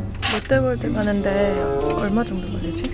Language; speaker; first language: Korean; early bilingual, heritage; English